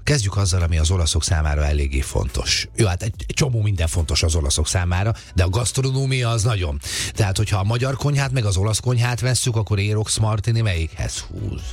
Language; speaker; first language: Hungarian; native; Hungarian